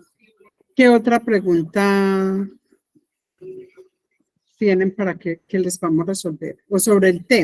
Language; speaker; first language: Spanish; native; Spanish